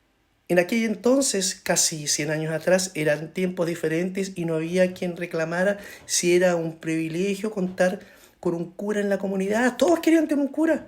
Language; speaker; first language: Spanish; native; Spanish